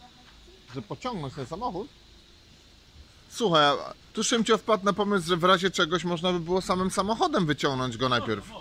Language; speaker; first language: Polish; native; Polish